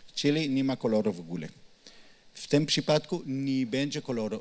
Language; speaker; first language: Polish; non-native, learner; Hebrew